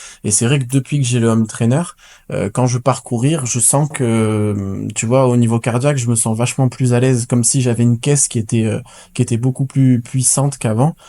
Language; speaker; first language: French; native; French